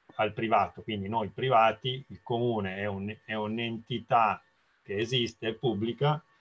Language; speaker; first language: Italian; native; Italian